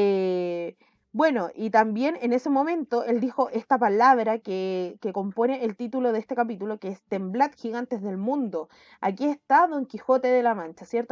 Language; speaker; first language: Spanish; native; Spanish